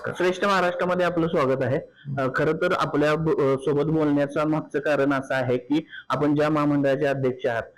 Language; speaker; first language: Marathi; native; Marathi